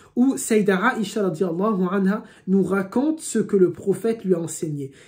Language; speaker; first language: French; native; French